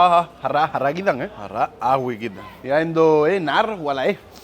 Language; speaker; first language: Arabic; non-native, learner; Spanish